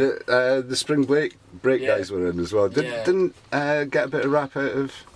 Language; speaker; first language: English; native; English